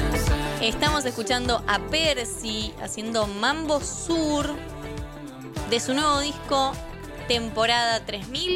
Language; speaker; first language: Spanish; native; Spanish